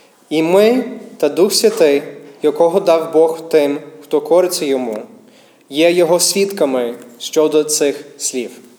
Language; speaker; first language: Ukrainian; non-native, fluent; English